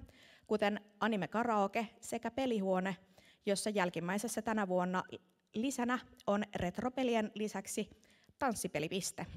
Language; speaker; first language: Finnish; native; Finnish